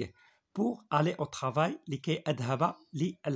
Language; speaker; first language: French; non-native, local second language; Arabic